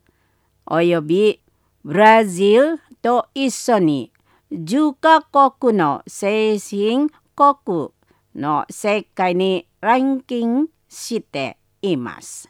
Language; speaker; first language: Japanese; non-native, learner; Indonesian